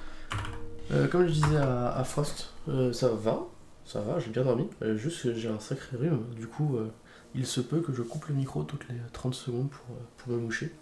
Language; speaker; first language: French; native; French